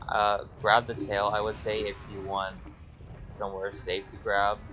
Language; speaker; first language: English; native; English